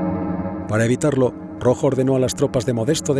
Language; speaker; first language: Spanish; native; Spanish